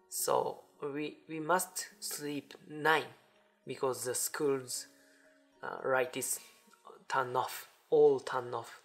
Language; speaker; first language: English; non-native, learner; Japanese